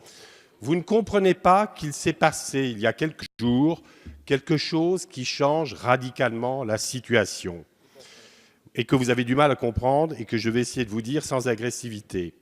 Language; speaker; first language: French; native; French